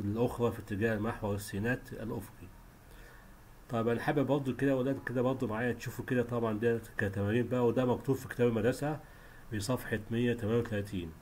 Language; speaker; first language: Arabic; native; Arabic